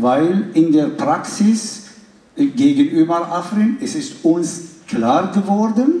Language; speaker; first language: German; non-native, fluent; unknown